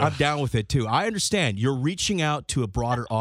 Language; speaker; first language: English; native; English